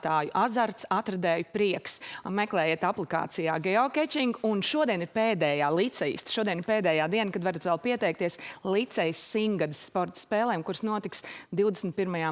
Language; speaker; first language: Latvian; native; Latvian